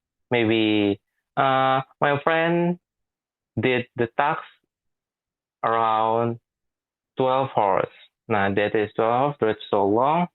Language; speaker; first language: English; non-native, learner; Indonesian